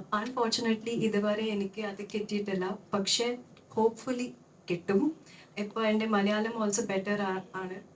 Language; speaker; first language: Malayalam; non-native, local second language; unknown